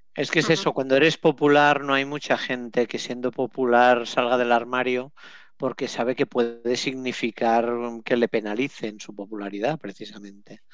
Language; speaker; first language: Spanish; native; Spanish